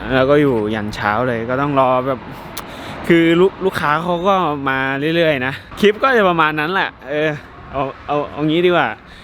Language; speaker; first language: Thai; native; Thai